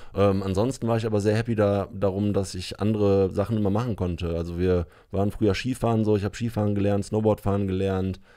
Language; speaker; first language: German; native; German